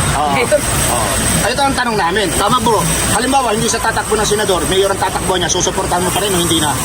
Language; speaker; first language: Filipino; non-native, local second language; Bikol